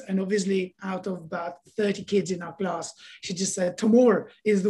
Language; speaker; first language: English; non-native, fluent; Albanian